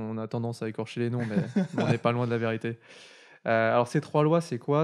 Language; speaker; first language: French; native; French